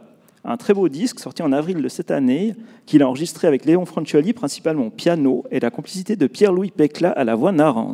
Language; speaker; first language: French; native; French